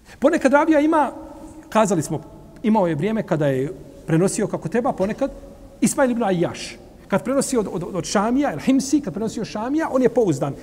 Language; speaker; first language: Bosnian; native; Bosnian